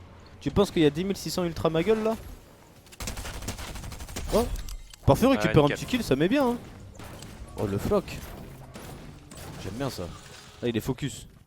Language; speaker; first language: French; native; French